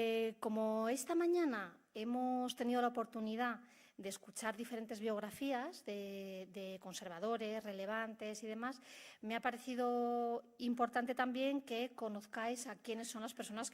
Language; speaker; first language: Spanish; native; Spanish